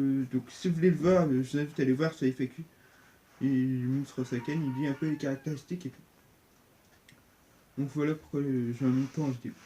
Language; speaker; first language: French; native; French